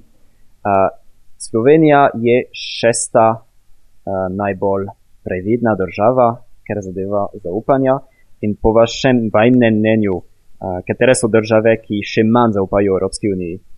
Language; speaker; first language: Slovenian; non-native, fluent; French